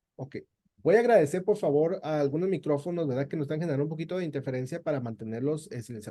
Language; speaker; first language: Spanish; native; Spanish